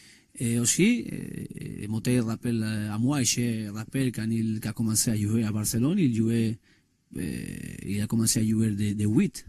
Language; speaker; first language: French; non-native, learner; Spanish